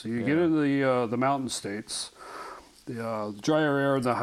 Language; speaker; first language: English; native; English